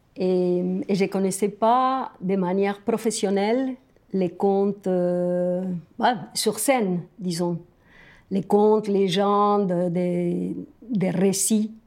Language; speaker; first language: French; non-native, fluent; Spanish